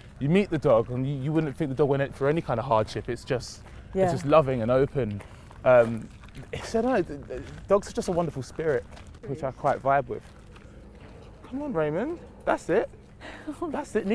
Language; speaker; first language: English; native; English